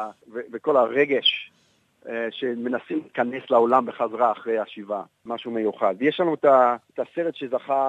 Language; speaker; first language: Hebrew; non-native, fluent; English